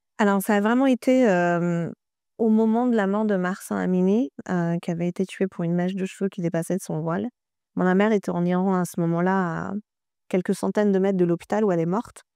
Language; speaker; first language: French; early bilingual, other home language; Persian